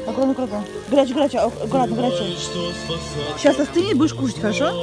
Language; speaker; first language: Russian; native; Russian